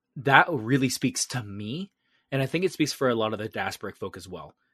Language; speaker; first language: English; early bilingual, other home language; Vietnamese